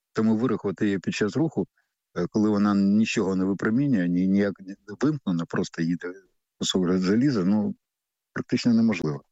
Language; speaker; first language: Ukrainian; native; Ukrainian